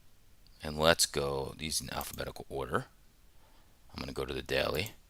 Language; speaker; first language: English; native; English